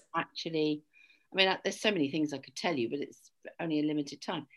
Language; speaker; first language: English; native; English